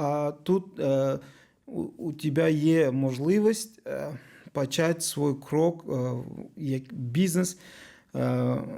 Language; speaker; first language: Ukrainian; non-native, learner; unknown